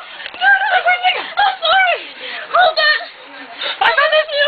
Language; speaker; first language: English; native; English